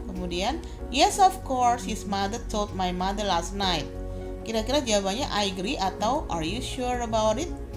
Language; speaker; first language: English; non-native, fluent; Indonesian